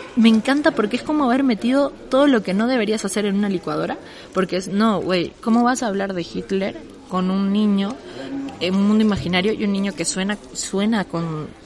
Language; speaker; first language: Spanish; native; Spanish